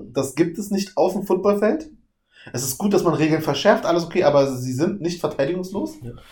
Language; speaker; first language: German; native; German